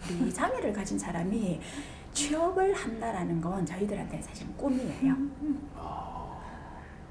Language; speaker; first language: Korean; native; Korean